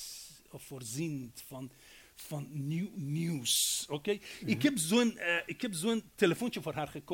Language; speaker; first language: Dutch; non-native, fluent; Persian